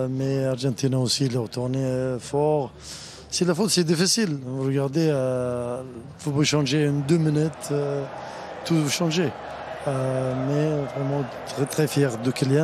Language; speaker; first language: French; non-native, learner; Arabic